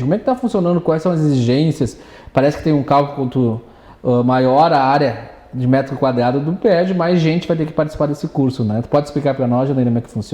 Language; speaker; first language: Portuguese; native; Portuguese